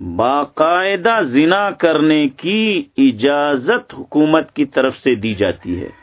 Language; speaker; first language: Urdu; non-native, local second language; Pashto